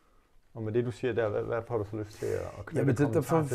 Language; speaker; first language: Danish; native; Danish